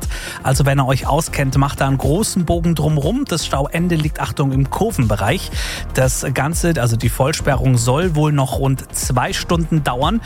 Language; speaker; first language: German; native; German